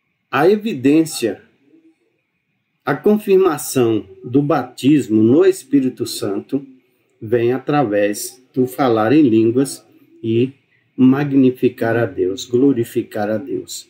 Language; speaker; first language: Portuguese; native; Portuguese